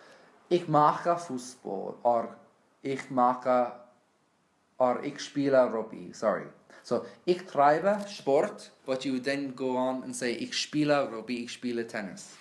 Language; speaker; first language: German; non-native, fluent; English